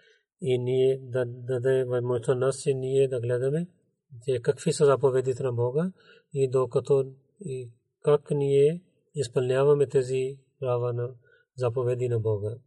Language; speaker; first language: Bulgarian; non-native, learner; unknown